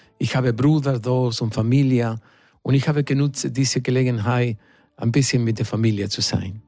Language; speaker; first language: German; non-native, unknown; Spanish